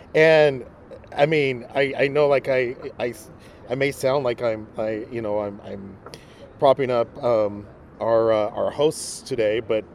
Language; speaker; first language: English; non-native, fluent; Spanish